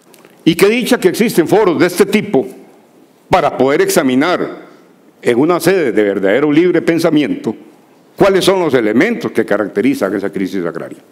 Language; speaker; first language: Spanish; native; Spanish